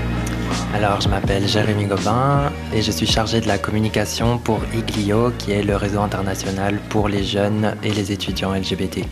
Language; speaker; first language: French; native; French